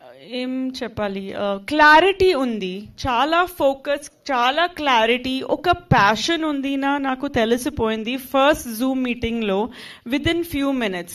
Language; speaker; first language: Telugu; non-native, fluent; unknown